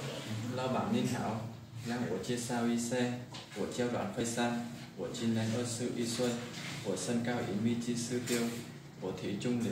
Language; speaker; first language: Chinese; non-native, learner; Vietnamese